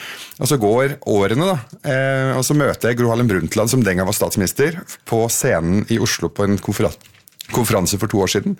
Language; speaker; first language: Norwegian; early bilingual, other home language; Arabic